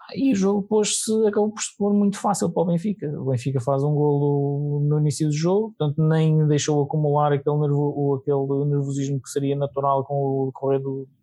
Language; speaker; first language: Portuguese; native; Portuguese